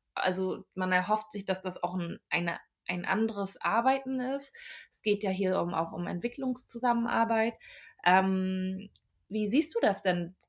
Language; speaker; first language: German; native; German